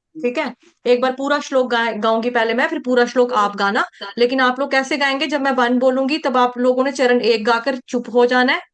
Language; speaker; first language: Hindi; native; Hindi